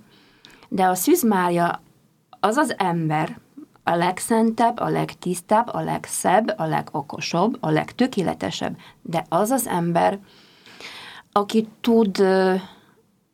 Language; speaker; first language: Hungarian; non-native, fluent; Polish